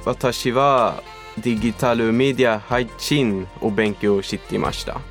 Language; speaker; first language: Japanese; non-native, learner; Swedish